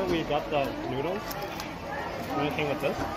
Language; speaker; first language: English; native; English